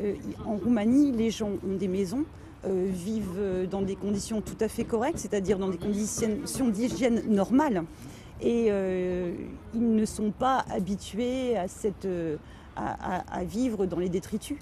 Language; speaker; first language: French; native; French